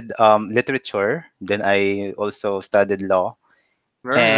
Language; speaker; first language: English; non-native, local second language; Cebuano